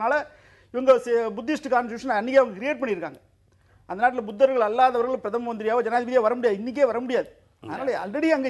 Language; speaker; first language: Tamil; native; Tamil